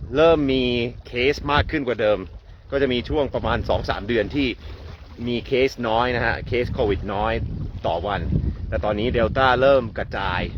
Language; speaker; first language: Thai; non-native, fluent; English